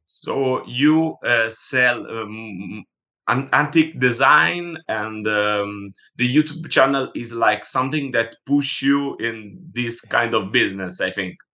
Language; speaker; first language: English; non-native, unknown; Italian